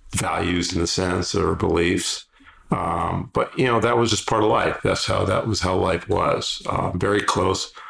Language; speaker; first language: English; early bilingual, other home language; Polish